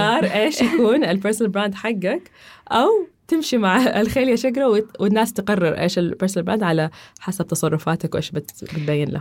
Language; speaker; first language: Arabic; native; Arabic